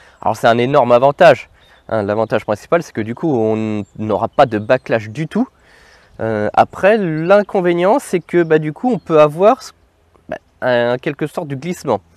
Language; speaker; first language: French; native; French